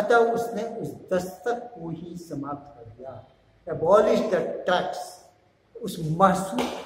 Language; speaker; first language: Hindi; native; Hindi